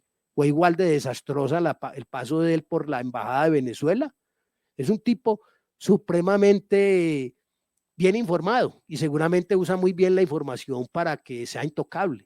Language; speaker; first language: Spanish; native; Spanish